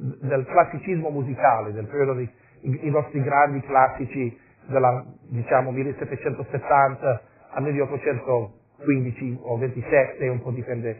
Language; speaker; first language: Italian; non-native, fluent; English